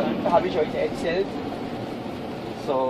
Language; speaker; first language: German; non-native, learner; Sinhala